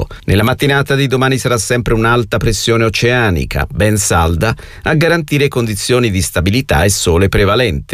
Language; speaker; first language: Italian; native; Italian